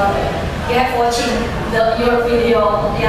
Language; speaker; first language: English; non-native, learner; Indonesian